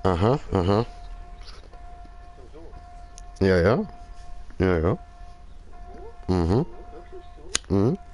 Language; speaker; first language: German; native; German